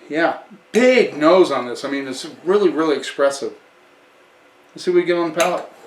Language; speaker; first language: English; native; English